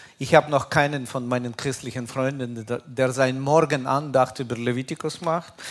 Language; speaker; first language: German; non-native, fluent; Russian